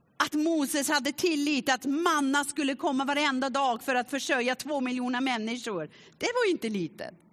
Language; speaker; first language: Swedish; non-native, fluent; German